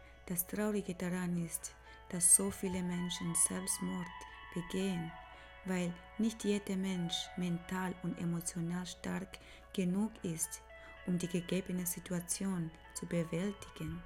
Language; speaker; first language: German; non-native, fluent; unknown